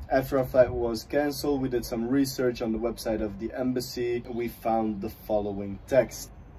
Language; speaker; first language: English; non-native, fluent; Dutch